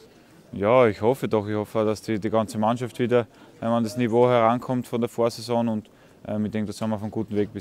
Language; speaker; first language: German; native; German